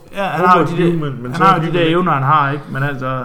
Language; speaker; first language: Danish; native; Danish